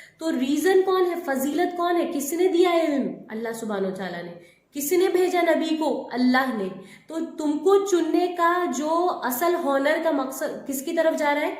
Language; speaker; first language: Urdu; native; Urdu